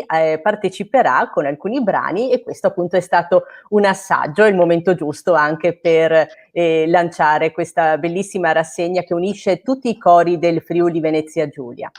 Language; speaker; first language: Italian; native; Italian